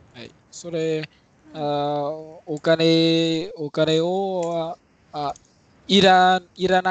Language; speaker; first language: Japanese; non-native, learner; Vietnamese